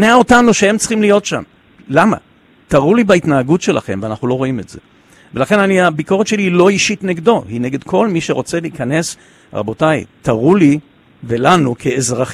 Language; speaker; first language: Hebrew; native; Hebrew